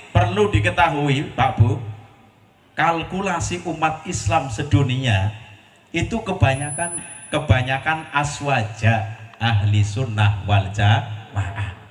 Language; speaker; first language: Indonesian; non-native, local second language; Javanese